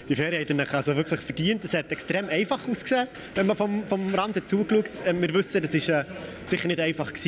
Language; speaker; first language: German; native; German